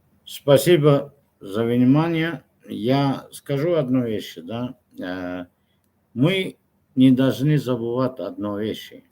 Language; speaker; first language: Russian; non-native, local second language; Turkmen